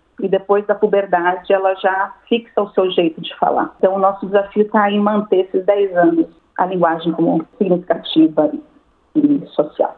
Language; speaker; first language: Portuguese; native; Portuguese